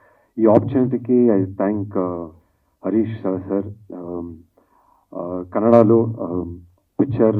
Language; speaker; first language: Telugu; non-native, learner; Kannada